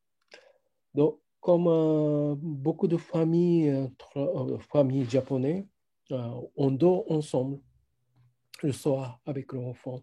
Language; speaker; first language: French; non-native, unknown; Japanese